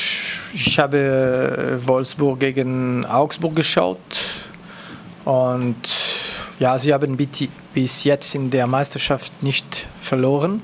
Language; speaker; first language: German; non-native, local second language; French